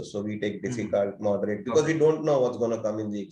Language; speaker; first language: English; non-native, local second language; Hindi